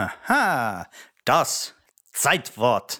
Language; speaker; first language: German; non-native, learner; English